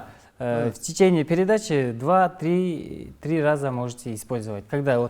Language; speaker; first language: Russian; non-native, local second language; Kyrgyz